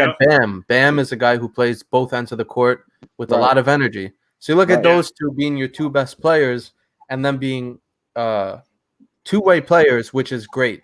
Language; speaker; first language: English; native; English